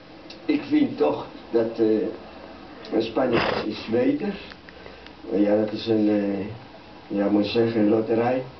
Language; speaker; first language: Dutch; non-native, learner; Spanish